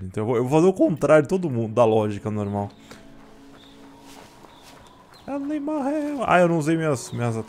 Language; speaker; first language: Portuguese; native; Portuguese